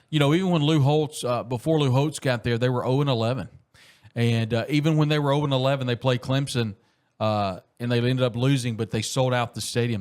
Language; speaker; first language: English; native; English